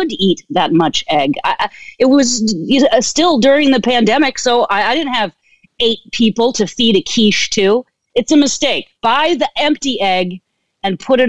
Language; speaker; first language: English; native; English